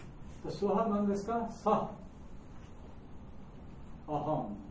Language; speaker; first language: Japanese; non-native, fluent; Bangla